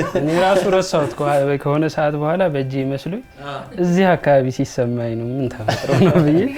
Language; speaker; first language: Amharic; native; Amharic